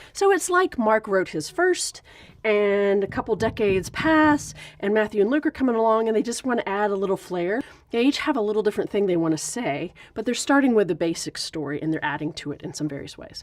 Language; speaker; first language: English; native; English